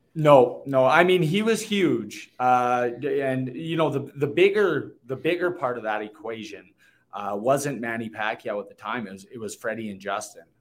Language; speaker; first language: English; native; English